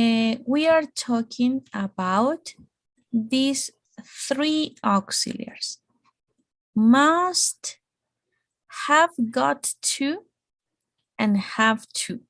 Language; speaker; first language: English; non-native, fluent; Spanish